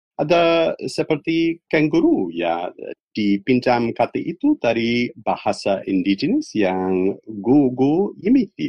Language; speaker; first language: Indonesian; non-native, fluent; English